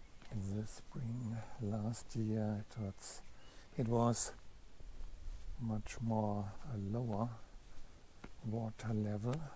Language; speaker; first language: English; non-native, fluent; German